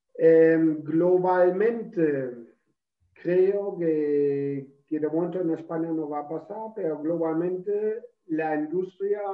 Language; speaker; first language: Spanish; non-native, fluent; German